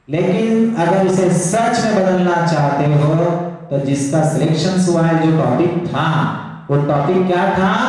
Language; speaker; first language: Hindi; non-native, local second language; Marathi